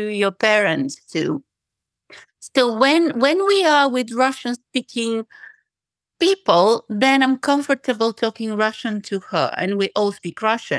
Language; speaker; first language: English; non-native, fluent; Bulgarian